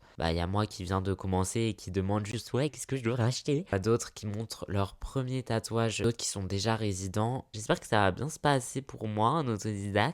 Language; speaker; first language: French; native; French